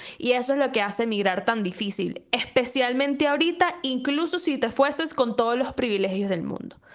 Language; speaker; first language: Spanish; native; Spanish